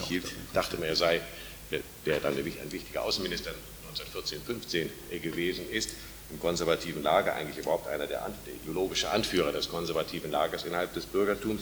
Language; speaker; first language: German; native; German